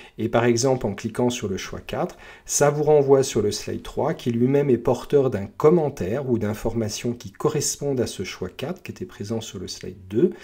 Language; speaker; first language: French; native; French